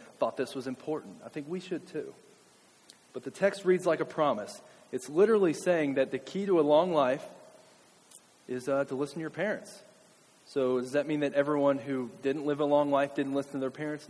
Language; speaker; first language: English; native; English